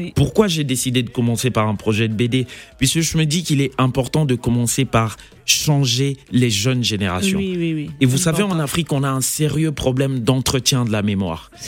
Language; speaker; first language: French; non-native, local second language; Lingala